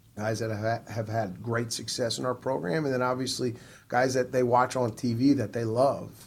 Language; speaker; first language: English; native; English